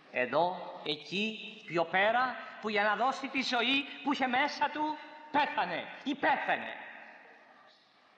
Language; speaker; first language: Greek; native; Greek